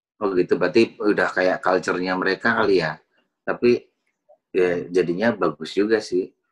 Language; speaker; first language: Indonesian; native; Indonesian